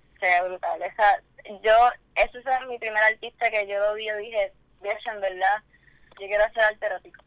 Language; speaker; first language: Spanish; native; Spanish